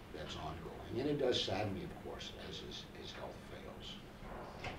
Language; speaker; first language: English; native; English